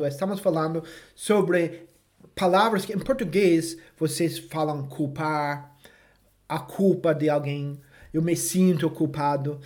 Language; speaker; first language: Portuguese; non-native, fluent; English